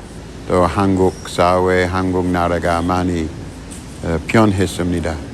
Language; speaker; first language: Korean; non-native, fluent; English